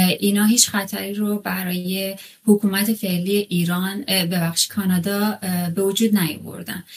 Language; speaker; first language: Persian; non-native, local second language; Kurdish